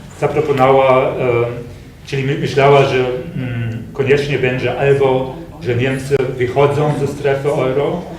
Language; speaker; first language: Polish; non-native, fluent; German